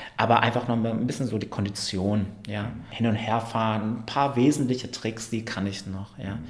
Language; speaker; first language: German; early bilingual, other home language; Vietnamese